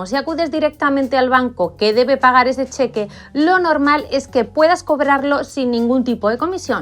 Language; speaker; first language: Spanish; native; Spanish